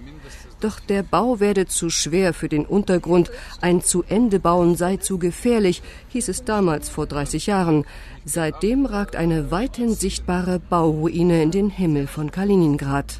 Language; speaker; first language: German; native; German